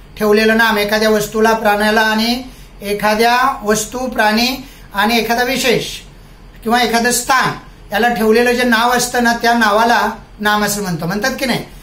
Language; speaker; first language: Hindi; non-native, local second language; Marathi